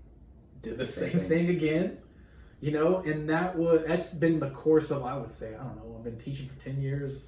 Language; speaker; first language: English; native; English